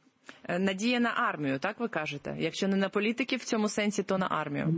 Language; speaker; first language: Ukrainian; native; Ukrainian